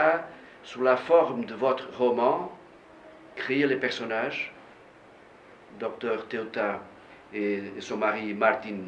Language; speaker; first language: French; non-native, fluent; Portuguese